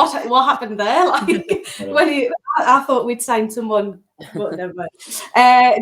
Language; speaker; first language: English; native; English